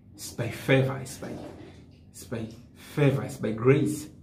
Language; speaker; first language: English; non-native, local second language; Swahili